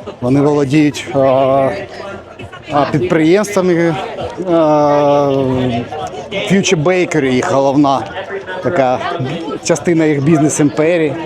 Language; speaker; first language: Ukrainian; native; Ukrainian